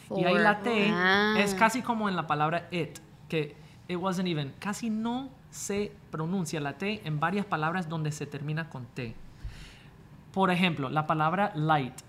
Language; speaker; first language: Spanish; non-native, fluent; English